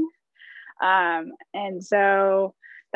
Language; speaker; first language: English; native; English